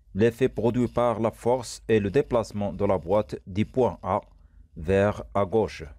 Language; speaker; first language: French; non-native, local second language; Arabic